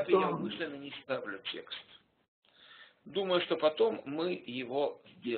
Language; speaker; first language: Russian; native; Russian